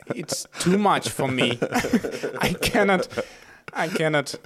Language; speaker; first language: English; non-native, fluent; Russian